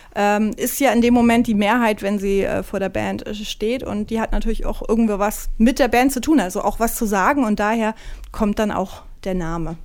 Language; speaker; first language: German; native; German